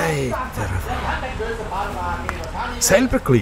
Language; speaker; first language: German; native; German